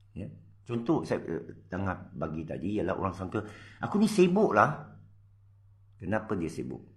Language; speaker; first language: Malay; non-native, local second language; Min Nan Chinese